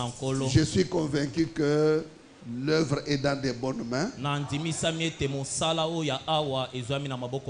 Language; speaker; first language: French; non-native, local second language; Lingala